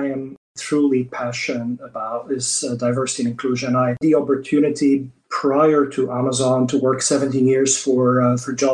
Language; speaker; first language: English; non-native, fluent; Dutch